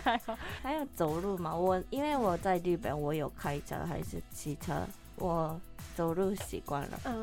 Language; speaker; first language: Chinese; non-native, fluent; Japanese